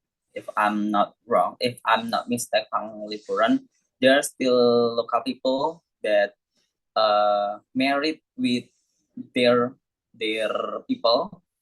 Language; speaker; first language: English; non-native, learner; Indonesian